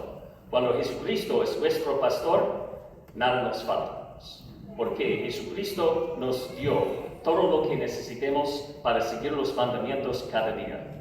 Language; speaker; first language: Spanish; non-native, learner; English